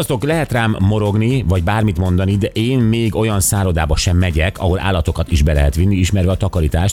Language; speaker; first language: Hungarian; native; Hungarian